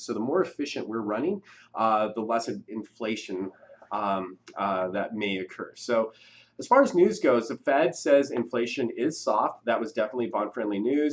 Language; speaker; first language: English; native; English